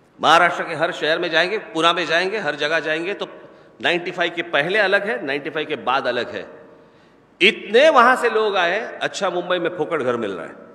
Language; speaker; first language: Hindi; non-native, local second language; Marathi